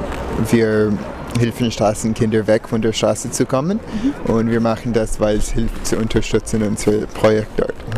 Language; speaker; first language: German; non-native, learner; English